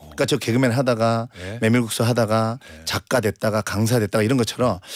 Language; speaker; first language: Korean; native; Korean